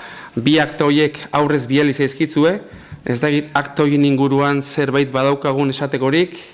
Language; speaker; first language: Basque; native; Basque